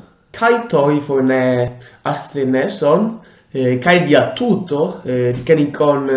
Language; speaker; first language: Greek; non-native, learner; Italian